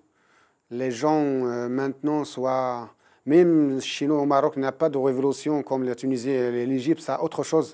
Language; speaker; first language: French; non-native, local second language; Arabic